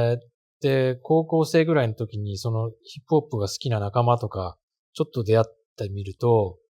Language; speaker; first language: Japanese; native; Japanese